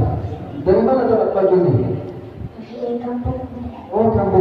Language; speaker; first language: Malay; non-native, fluent; Arabic